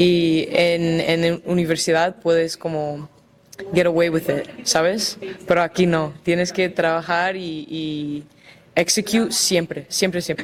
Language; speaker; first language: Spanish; early bilingual, heritage; Spanish